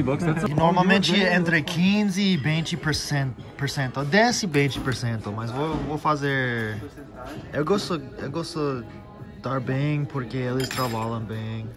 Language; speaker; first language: Portuguese; non-native, learner; English